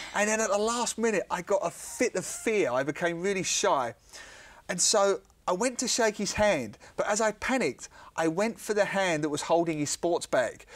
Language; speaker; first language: English; native; English